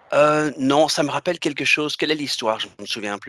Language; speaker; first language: French; native; French